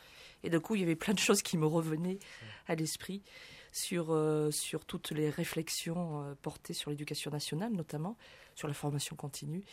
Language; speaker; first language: French; native; French